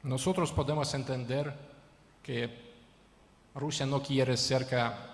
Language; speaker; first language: Spanish; non-native, learner; Ukrainian